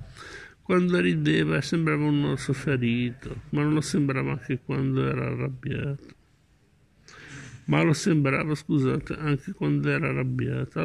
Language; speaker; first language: Italian; native; Italian